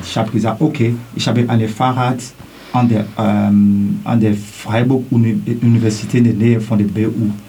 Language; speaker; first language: German; non-native, learner; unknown